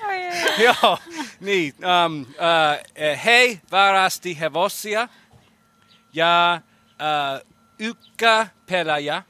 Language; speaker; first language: Finnish; non-native, learner; English